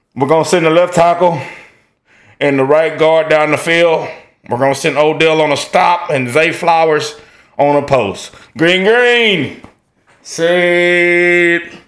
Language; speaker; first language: English; native; English